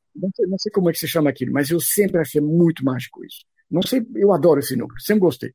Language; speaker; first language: Portuguese; non-native, fluent; French